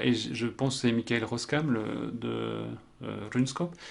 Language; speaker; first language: French; native; French